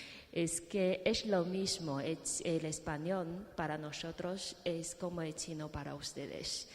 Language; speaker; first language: Spanish; non-native, fluent; Chinese